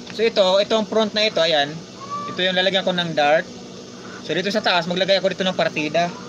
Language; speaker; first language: Filipino; non-native, local second language; Hiligaynon